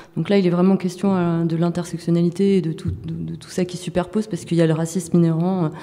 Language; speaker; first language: French; native; French